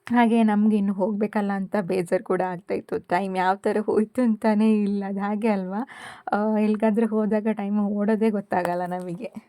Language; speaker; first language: Kannada; native; Kannada